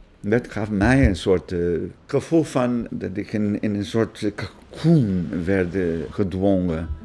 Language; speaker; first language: Dutch; non-native, fluent; Portuguese